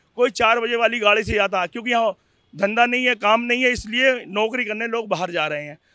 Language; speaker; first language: Hindi; native; Hindi